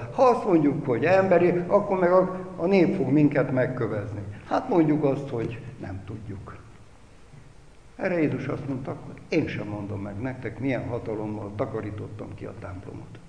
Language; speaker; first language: Hungarian; native; Hungarian